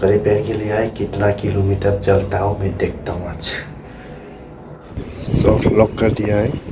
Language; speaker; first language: Hindi; non-native, local second language; Kok Borok